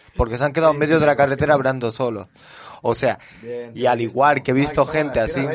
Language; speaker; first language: Spanish; early bilingual, heritage; French